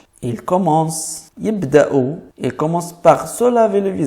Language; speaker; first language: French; non-native, fluent; Arabic